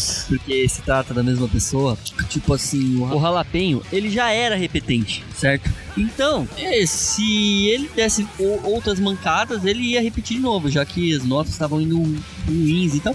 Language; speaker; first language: Portuguese; native; Portuguese